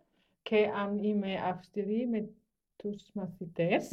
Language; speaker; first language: Greek; non-native, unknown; German